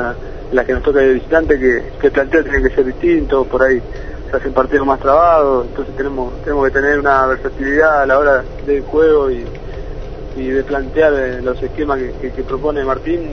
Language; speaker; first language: Spanish; native; Spanish